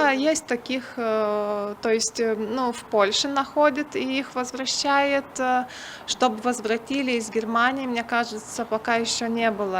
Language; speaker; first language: Russian; non-native, fluent; Lithuanian